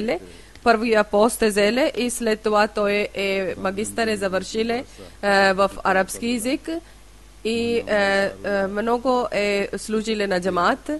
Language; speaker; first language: Bulgarian; non-native, learner; Urdu